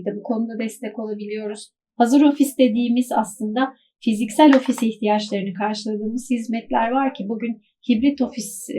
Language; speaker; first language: Turkish; native; Turkish